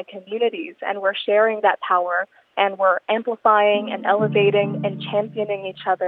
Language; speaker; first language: English; non-native, local second language; Filipino